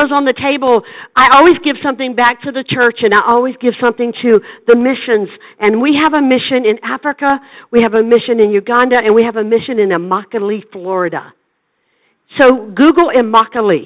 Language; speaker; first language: English; native; English